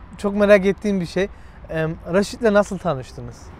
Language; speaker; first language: Turkish; native; Turkish